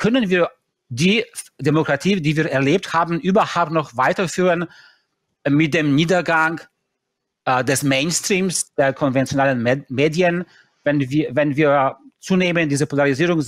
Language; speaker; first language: German; non-native, fluent; Polish